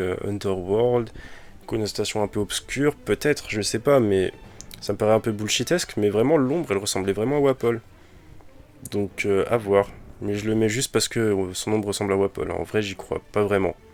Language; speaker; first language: French; native; French